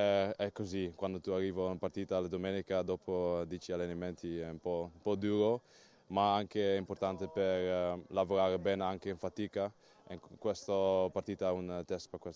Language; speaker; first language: Italian; non-native, learner; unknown